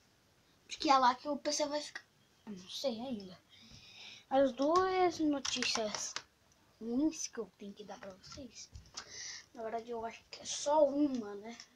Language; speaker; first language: Portuguese; native; Portuguese